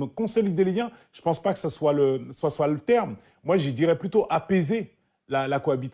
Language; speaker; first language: French; native; French